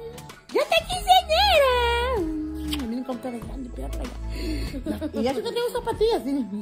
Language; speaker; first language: Spanish; native; Spanish